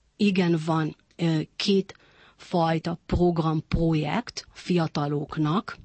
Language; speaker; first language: Hungarian; early bilingual, heritage; Hungarian